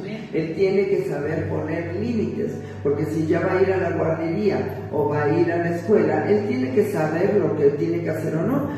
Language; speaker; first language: Spanish; native; Spanish